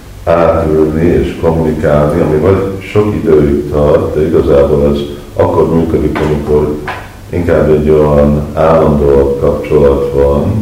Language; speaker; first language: Hungarian; early bilingual, heritage; Hungarian